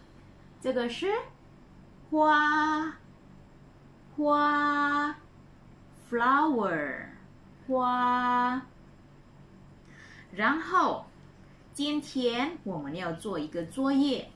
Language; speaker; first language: Chinese; non-native, fluent; Indonesian